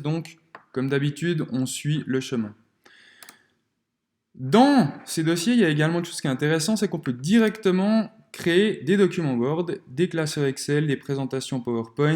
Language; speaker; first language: French; native; French